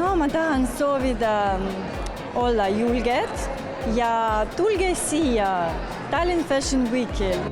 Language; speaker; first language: Estonian; non-native, local second language; Russian